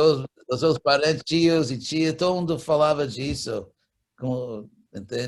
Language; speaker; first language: Portuguese; non-native, fluent; English